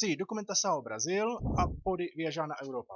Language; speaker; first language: Portuguese; non-native, learner; Czech